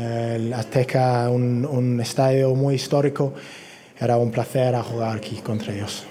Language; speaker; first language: Spanish; non-native, learner; English